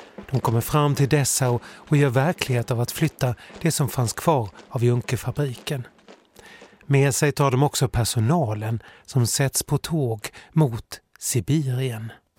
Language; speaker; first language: Swedish; native; Swedish